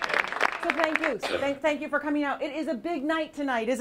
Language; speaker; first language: English; native; English